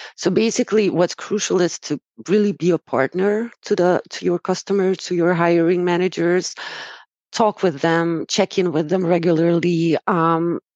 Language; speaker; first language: English; non-native, fluent; Romanian